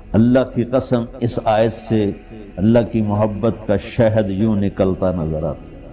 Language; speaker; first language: Urdu; non-native, local second language; Punjabi